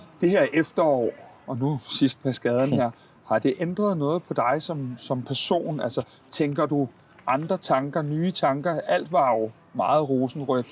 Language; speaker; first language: Danish; native; Danish